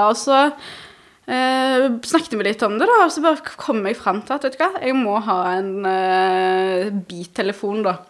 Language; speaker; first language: Norwegian; early bilingual, other home language; Arabic